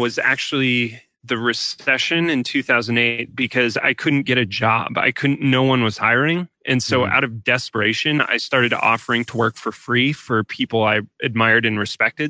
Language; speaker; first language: English; native; English